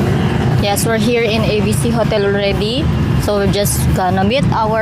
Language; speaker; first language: English; non-native, learner; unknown